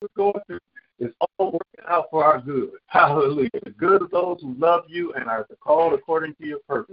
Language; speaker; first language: English; native; English